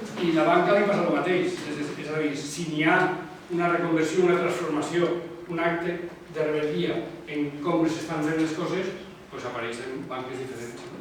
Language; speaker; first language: Catalan; non-native, local second language; Spanish